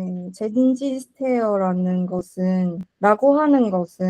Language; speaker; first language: Korean; non-native, learner; Chinese